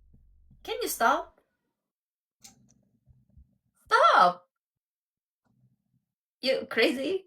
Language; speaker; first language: English; non-native, learner; Nepali